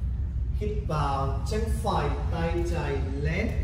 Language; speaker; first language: Vietnamese; non-native, learner; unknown